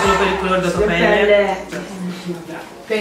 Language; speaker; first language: Italian; early bilingual, other home language; English